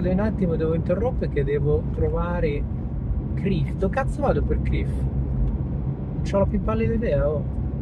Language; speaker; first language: Italian; native; Italian